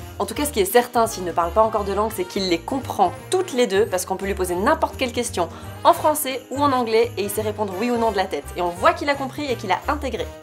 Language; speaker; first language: French; native; French